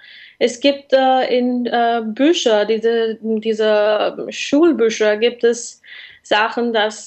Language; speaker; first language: German; non-native, learner; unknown